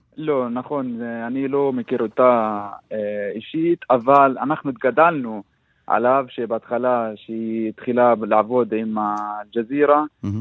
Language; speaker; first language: Hebrew; non-native, local second language; Arabic